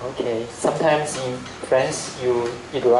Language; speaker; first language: English; non-native, learner; Chinese